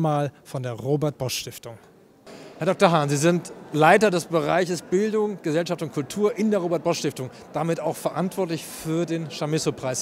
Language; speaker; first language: German; native; German